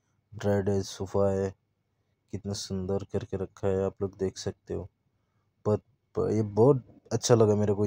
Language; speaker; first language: Hindi; non-native, local second language; Bangla